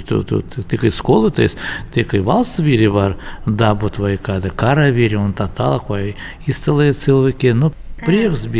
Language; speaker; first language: Latvian; non-native, local second language; Russian